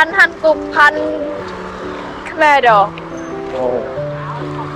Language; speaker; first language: Korean; non-native, learner; Khmer